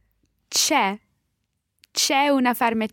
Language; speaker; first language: Italian; non-native, learner; English